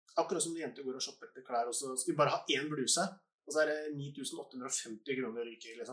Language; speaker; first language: Norwegian; native; Norwegian